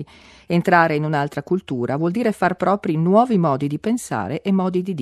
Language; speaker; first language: Italian; native; Italian